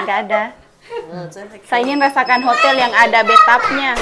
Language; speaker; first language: Indonesian; native; Indonesian